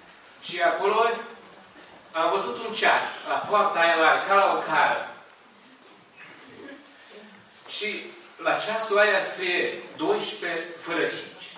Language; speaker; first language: Romanian; non-native, learner; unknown